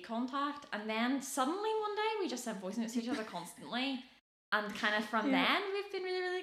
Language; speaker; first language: English; native; English